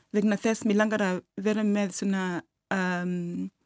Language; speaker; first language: Icelandic; non-native, fluent; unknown